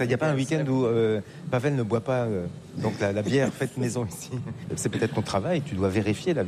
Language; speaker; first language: French; native; French